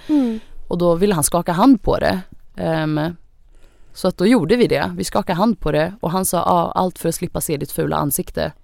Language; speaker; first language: Swedish; early bilingual, other home language; Thai